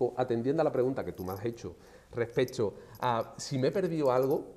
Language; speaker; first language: Spanish; native; Spanish